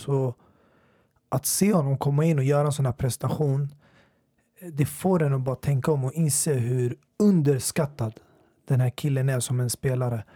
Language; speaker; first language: Swedish; native; Swedish